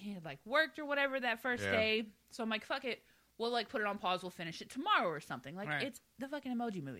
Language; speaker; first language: English; native; English